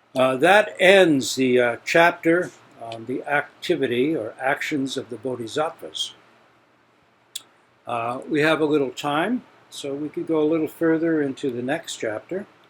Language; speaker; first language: English; native; English